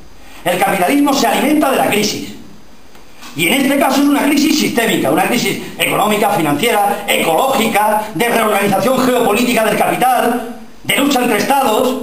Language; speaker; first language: Spanish; native; Spanish